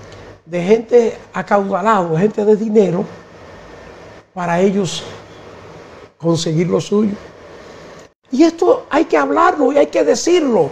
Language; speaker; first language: Spanish; native; Spanish